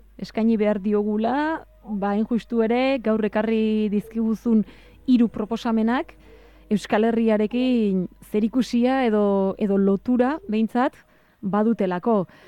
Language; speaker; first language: Basque; native; Basque